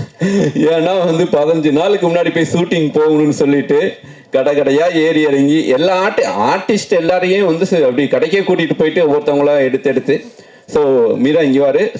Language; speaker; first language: Tamil; native; Tamil